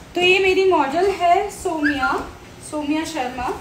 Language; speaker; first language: Hindi; non-native, local second language; Gujarati